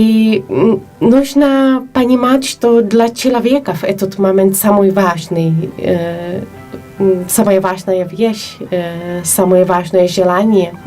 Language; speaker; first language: Russian; non-native, fluent; Polish